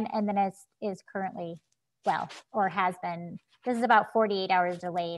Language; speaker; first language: English; native; English